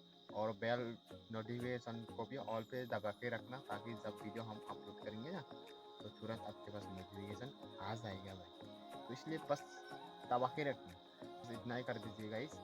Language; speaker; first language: Hindi; non-native, local second language; Chakma